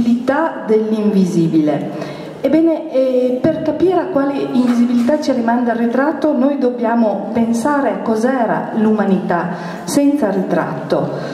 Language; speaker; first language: Italian; native; Italian